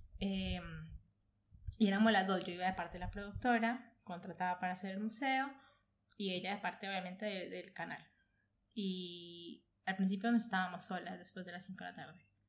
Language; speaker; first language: Spanish; native; Spanish